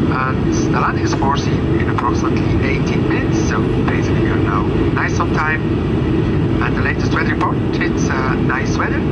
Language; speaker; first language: English; non-native, fluent; Swiss German